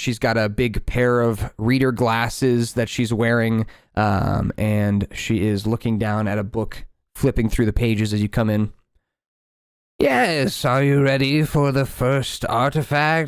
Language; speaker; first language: English; native; English